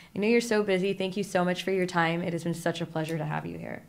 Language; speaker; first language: English; native; English